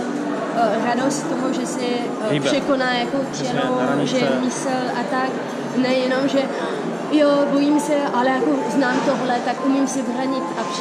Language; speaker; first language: Czech; non-native, fluent; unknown